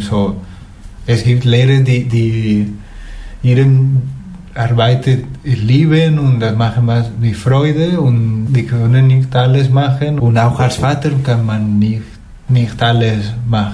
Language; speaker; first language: German; non-native, fluent; Spanish